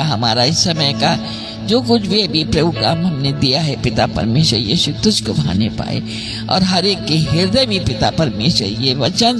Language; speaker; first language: Hindi; native; Hindi